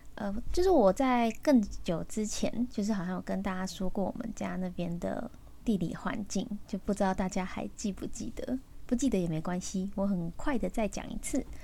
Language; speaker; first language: Chinese; early bilingual, heritage; Chinese